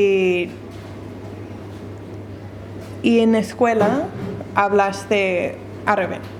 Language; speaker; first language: Spanish; non-native, learner; English